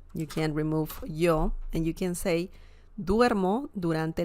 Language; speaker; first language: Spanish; non-native, fluent; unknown